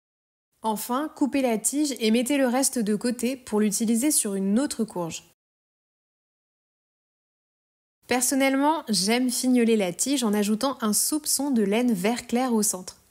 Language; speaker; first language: French; native; French